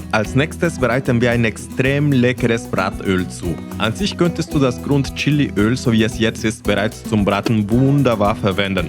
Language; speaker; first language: German; non-native, fluent; Spanish